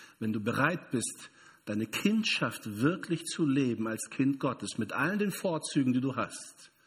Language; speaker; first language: German; non-native, fluent; Portuguese